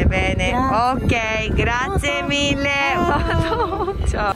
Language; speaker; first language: Italian; non-native, fluent; Japanese